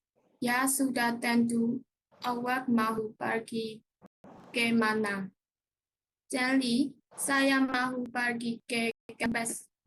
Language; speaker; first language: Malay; non-native, learner; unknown